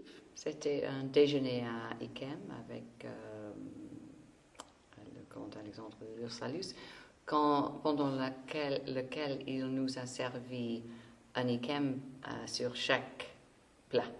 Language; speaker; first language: French; non-native, fluent; English